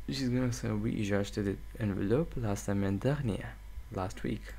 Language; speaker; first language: French; non-native, learner; English